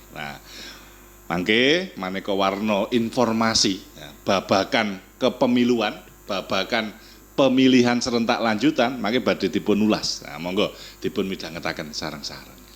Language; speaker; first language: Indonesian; non-native, local second language; Javanese